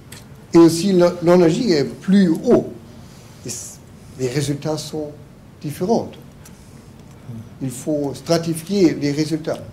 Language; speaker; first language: French; non-native, learner; German